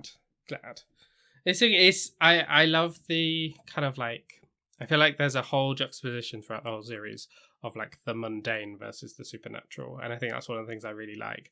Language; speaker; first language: English; native; English